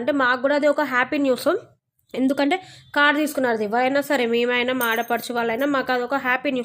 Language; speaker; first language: Telugu; native; Telugu